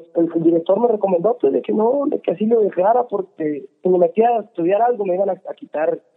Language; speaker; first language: Spanish; native; Spanish